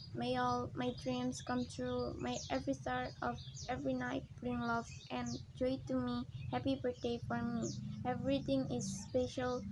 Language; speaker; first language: English; non-native, learner; Indonesian